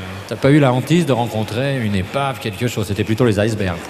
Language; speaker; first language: French; native; French